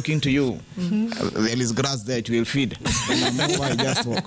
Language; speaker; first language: English; non-native, local second language; Kikuyu